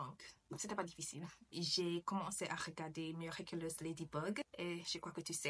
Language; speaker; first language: French; non-native, learner; English